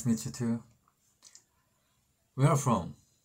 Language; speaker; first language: English; non-native, learner; Korean